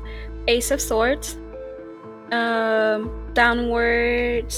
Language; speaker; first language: English; non-native, fluent; Spanish